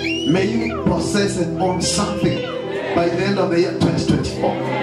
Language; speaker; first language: English; non-native, local second language; Kikuyu